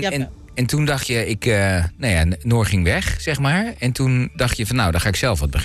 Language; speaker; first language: Dutch; native; Dutch